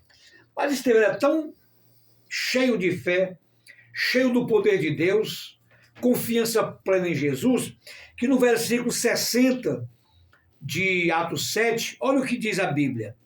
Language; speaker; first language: Portuguese; native; Portuguese